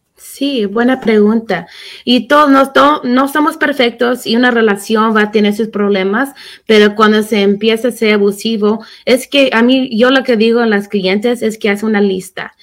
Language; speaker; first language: Spanish; early bilingual, heritage; Spanish